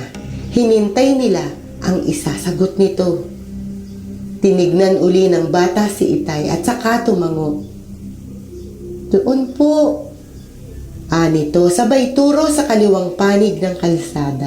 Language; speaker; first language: Filipino; native; Filipino